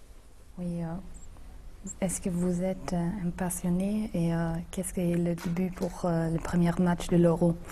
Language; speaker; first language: French; non-native, fluent; German